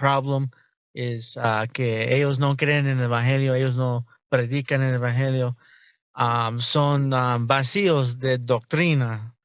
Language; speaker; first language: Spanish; non-native, learner; English